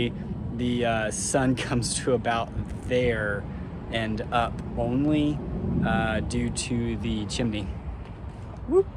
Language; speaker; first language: English; native; English